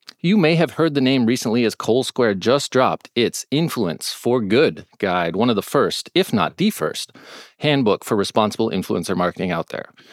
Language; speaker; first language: English; native; English